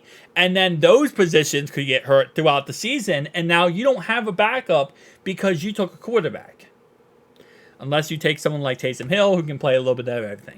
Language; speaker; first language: English; native; English